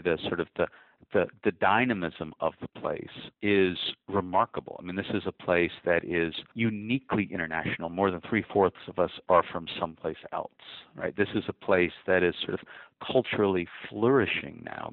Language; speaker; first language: English; native; English